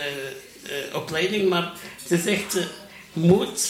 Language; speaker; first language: Dutch; non-native, learner; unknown